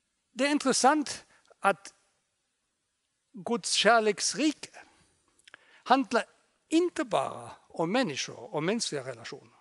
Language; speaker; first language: Swedish; non-native, fluent; German